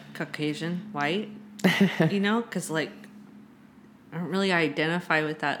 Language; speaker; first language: English; native; English